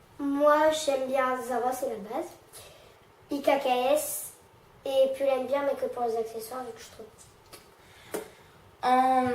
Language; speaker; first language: French; native; French